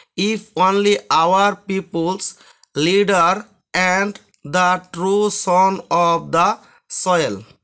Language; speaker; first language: English; non-native, local second language; Bangla